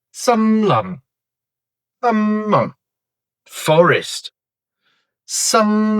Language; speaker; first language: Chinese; non-native, learner; English